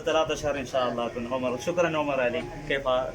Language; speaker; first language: Arabic; non-native, learner; Malayalam